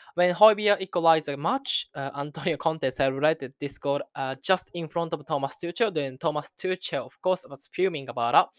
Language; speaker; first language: English; non-native, learner; Japanese